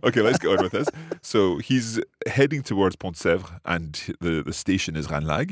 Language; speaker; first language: English; native; English